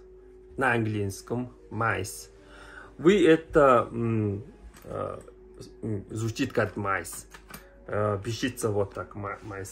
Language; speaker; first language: Russian; non-native, learner; Mongolian